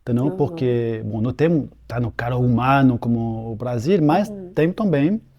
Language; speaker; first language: Portuguese; non-native, fluent; French